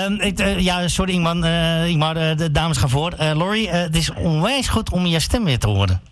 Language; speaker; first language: Dutch; native; Dutch